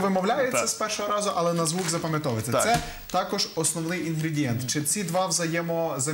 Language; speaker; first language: Ukrainian; native; Ukrainian